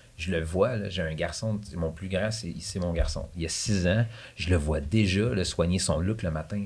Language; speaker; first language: French; native; French